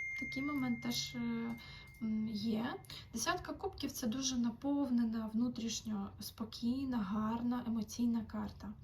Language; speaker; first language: Ukrainian; non-native, local second language; Russian